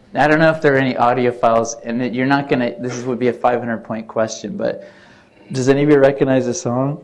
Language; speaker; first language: English; native; English